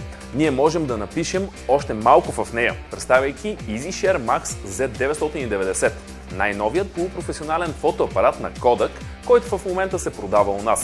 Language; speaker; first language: Bulgarian; native; Bulgarian